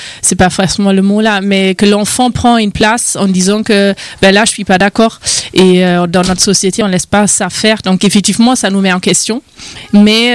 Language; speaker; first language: French; non-native, fluent; German